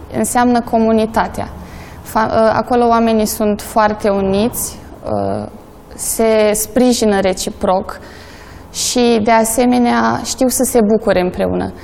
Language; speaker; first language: Romanian; non-native, local second language; Polish